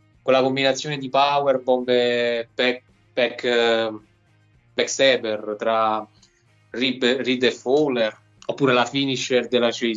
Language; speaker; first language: Italian; native; Italian